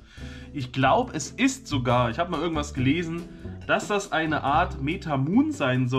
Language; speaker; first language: German; native; German